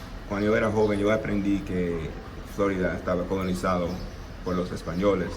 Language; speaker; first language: Spanish; non-native, learner; English